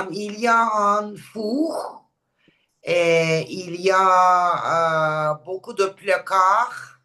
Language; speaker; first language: French; non-native, learner; Turkish